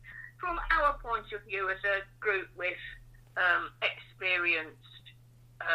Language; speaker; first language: English; native; English